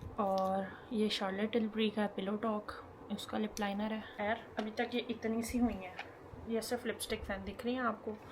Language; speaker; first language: Urdu; native; Urdu